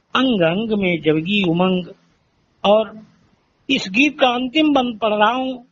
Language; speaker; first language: Hindi; native; Hindi